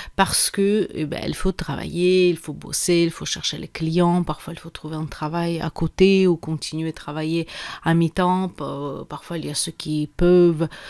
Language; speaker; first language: French; non-native, fluent; Russian